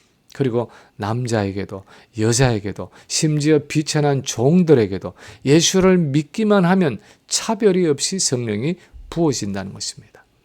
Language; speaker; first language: Korean; native; Korean